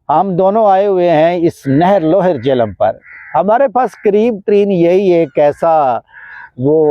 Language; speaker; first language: Urdu; non-native, local second language; Punjabi